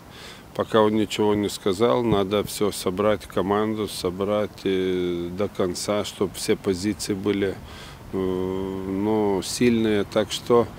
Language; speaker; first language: Russian; non-native, fluent; Lithuanian